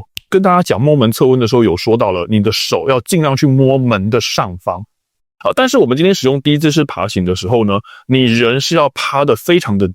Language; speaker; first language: Chinese; native; Chinese